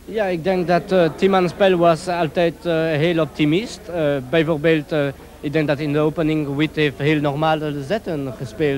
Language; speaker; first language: Dutch; non-native, local second language; French